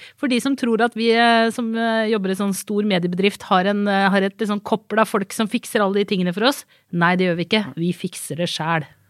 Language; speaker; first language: Norwegian; native; Norwegian